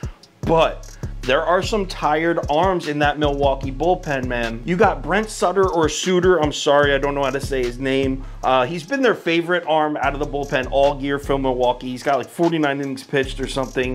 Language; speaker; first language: English; native; English